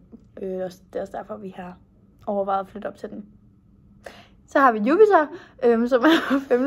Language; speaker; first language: Danish; native; Danish